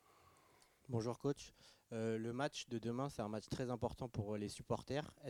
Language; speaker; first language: French; native; French